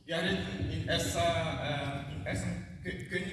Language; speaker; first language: German; non-native, learner; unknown